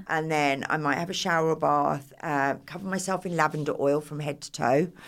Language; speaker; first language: English; native; English